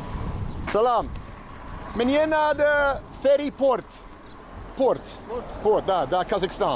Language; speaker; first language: Russian; non-native, learner; English